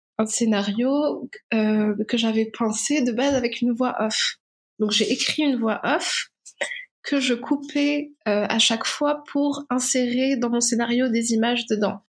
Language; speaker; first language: French; non-native, local second language; Arabic